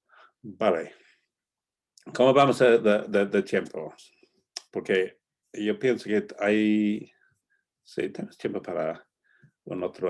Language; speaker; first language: Spanish; non-native, fluent; English